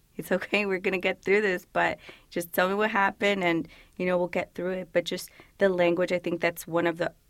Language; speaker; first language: English; early bilingual, other home language; Spanish